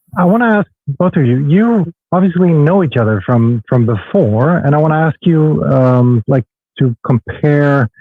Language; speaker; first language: English; non-native, fluent; Swedish